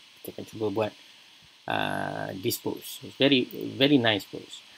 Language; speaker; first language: English; non-native, local second language; Malay